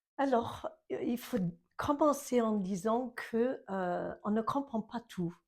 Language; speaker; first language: French; non-native, fluent; English